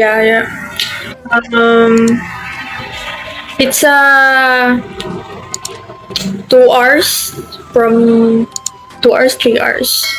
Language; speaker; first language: English; non-native, local second language; Filipino